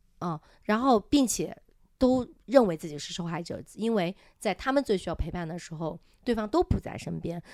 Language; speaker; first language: Chinese; non-native, local second language; Min Nan Chinese